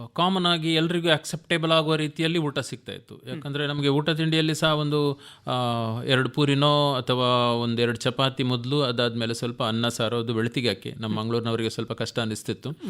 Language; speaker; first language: Kannada; non-native, local second language; Tulu